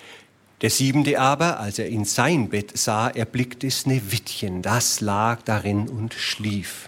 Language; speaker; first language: German; native; German